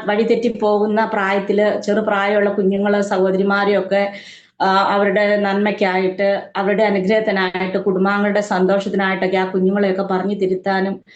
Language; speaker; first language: Malayalam; native; Malayalam